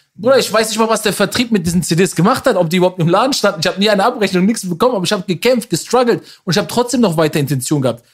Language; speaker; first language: German; early bilingual, other home language; Persian